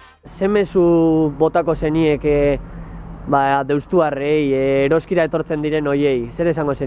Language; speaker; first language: Basque; native; Basque